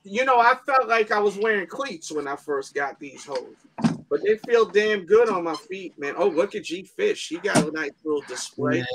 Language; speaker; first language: English; native; English